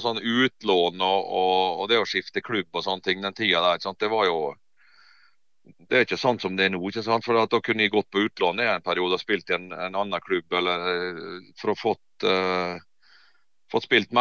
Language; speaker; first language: Norwegian; native; Norwegian